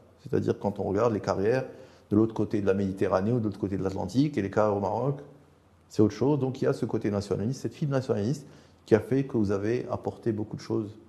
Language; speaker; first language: French; non-native, local second language; Arabic